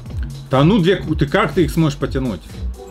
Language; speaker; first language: Russian; native; Russian